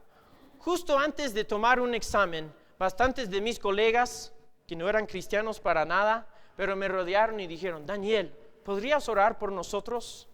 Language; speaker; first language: Spanish; non-native, fluent; English